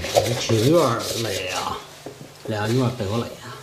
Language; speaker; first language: Chinese; native; Chinese